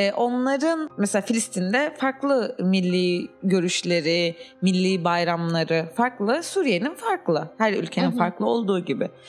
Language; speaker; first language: Turkish; native; Turkish